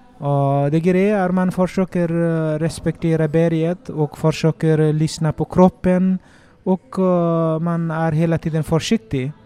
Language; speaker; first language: Swedish; non-native, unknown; Nepali